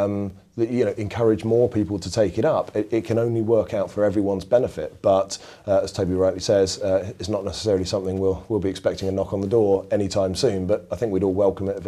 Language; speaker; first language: English; native; English